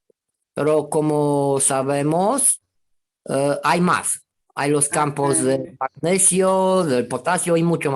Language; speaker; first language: Spanish; non-native, fluent; Romanian